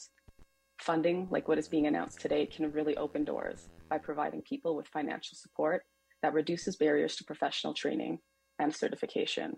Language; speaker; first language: English; native; English